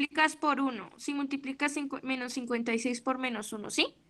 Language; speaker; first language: Spanish; native; Spanish